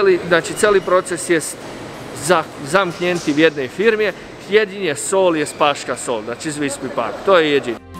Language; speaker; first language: Polish; non-native, fluent; Croatian